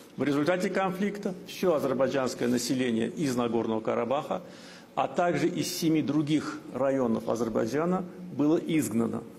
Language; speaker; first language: Russian; non-native, local second language; Azerbaijani